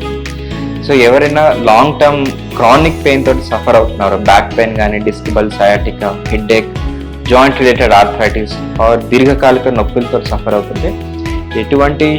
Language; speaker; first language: Telugu; native; Telugu